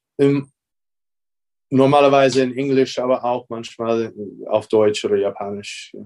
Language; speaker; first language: German; non-native, fluent; English